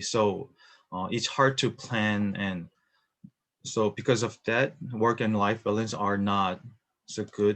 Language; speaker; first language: English; non-native, learner; Korean